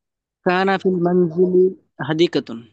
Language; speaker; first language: Arabic; non-native, learner; Bangla